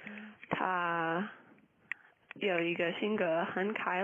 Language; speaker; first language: Chinese; non-native, learner; English